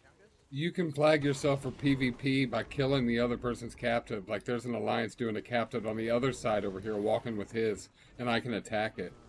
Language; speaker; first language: English; native; English